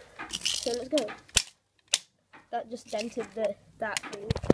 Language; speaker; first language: English; early bilingual, other home language; Polish